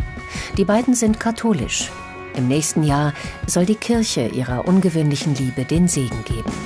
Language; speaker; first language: German; native; German